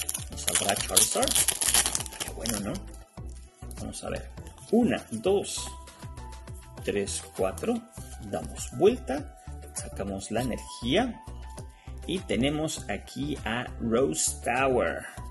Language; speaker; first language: Spanish; native; Spanish